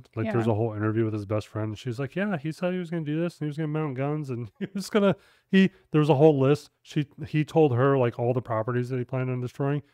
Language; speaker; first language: English; native; English